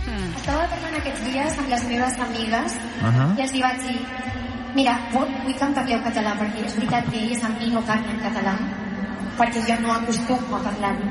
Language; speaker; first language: Catalan; non-native, local second language; Spanish